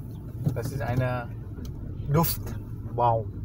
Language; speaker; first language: German; non-native, learner; Vietnamese